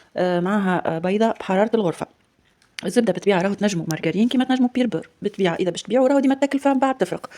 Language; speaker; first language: Arabic; native; Arabic